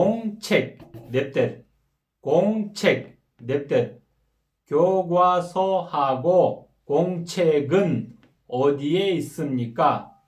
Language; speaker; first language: Korean; non-native, fluent; Kyrgyz